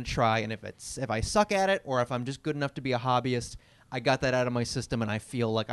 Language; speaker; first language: English; native; English